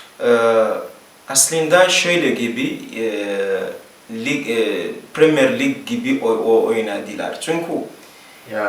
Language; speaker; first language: Turkish; non-native, learner; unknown